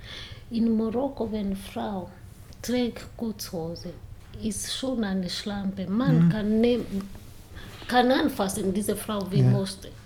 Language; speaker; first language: German; non-native, learner; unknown